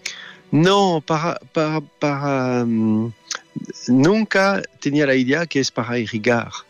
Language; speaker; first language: Spanish; non-native, learner; French